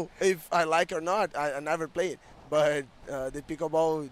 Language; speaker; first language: English; non-native, fluent; Portuguese